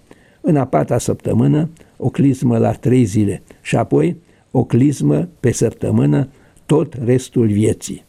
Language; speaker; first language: Romanian; native; Romanian